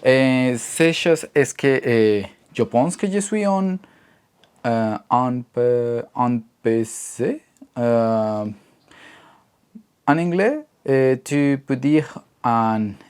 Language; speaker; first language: French; non-native, learner; Spanish